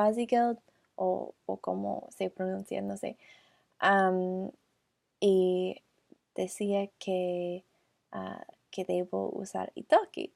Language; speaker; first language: Spanish; non-native, learner; English